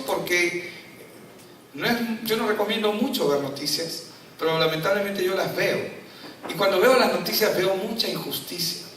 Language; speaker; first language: Spanish; native; Spanish